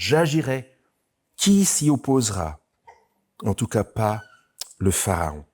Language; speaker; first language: French; native; French